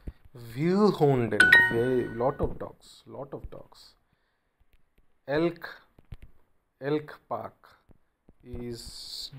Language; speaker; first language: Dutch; non-native, learner; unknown